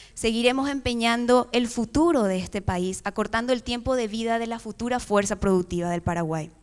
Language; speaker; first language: Spanish; native; Spanish